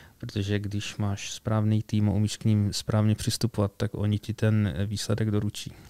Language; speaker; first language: Czech; early bilingual, other home language; Arabic